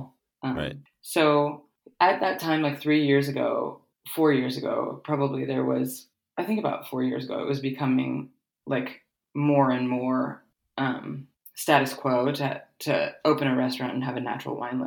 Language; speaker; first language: English; native; English